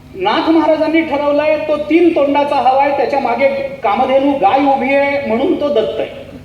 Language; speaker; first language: Marathi; native; Marathi